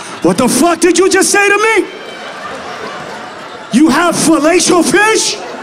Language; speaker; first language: English; early bilingual, other home language; Spanish